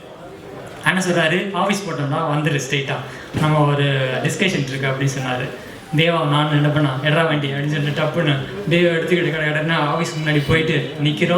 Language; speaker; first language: Tamil; native; Tamil